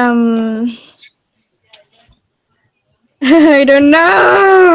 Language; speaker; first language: English; non-native, learner; Spanish